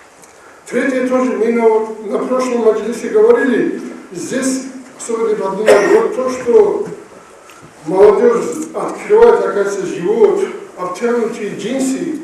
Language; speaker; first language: Russian; non-native, local second language; Avaric